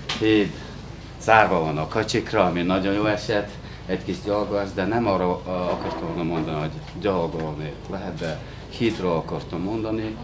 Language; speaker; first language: Hungarian; non-native, fluent; Mongolian